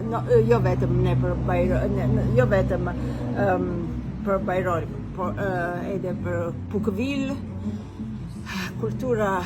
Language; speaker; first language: Albanian; non-native, learner; Italian